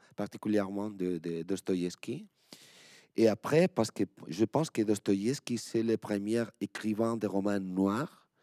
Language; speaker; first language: French; non-native, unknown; Spanish